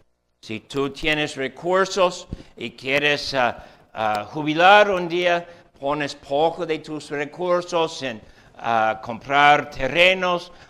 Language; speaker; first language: Spanish; non-native, fluent; English